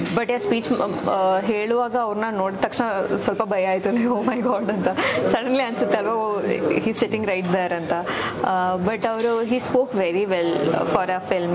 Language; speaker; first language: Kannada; non-native, local second language; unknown